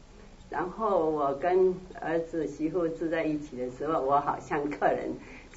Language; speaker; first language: Chinese; native; Chinese